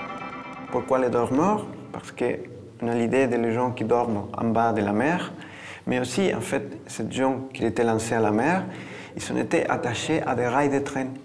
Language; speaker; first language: French; non-native, fluent; Spanish